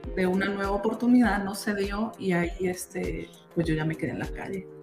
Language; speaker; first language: Spanish; native; Spanish